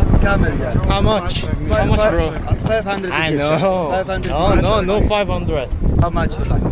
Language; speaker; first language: English; non-native, learner; Korean